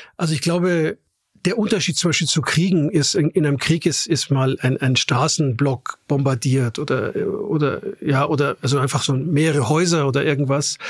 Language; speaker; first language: German; native; German